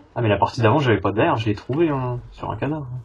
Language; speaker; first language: French; native; French